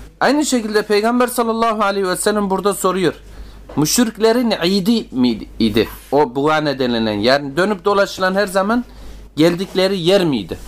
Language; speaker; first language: Turkish; native; Turkish